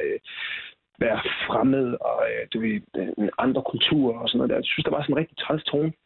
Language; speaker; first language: Danish; early bilingual, other home language; Swahili